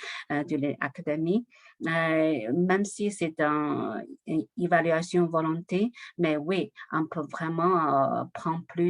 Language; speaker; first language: French; non-native, learner; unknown